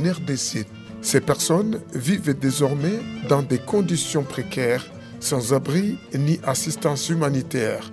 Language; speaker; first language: French; non-native, local second language; Rundi